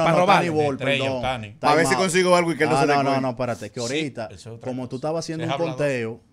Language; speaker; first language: Spanish; native; Spanish